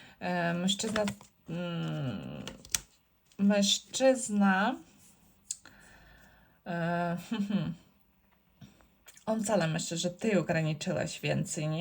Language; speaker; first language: Polish; non-native, learner; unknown